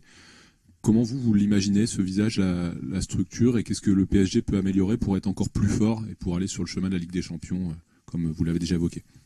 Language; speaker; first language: French; native; French